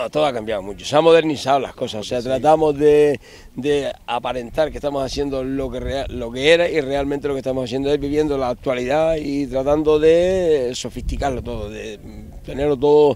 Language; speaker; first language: Spanish; native; Spanish